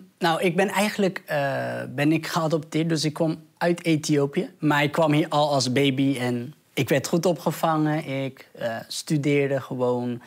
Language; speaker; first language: Dutch; early bilingual, other home language; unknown